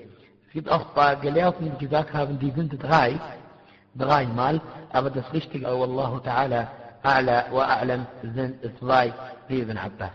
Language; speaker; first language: German; non-native, fluent; Arabic